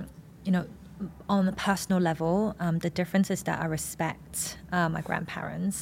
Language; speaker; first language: English; non-native, local second language; Cantonese